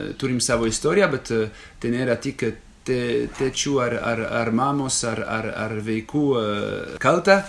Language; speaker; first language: Lithuanian; non-native, fluent; French